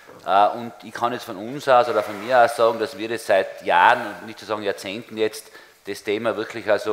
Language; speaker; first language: German; native; German